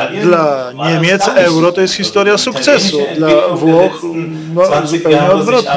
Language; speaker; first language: Polish; native; Polish